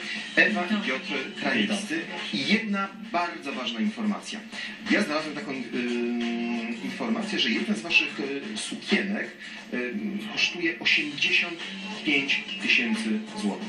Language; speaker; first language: Polish; native; Polish